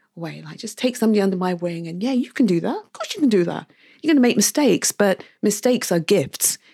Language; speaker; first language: English; native; English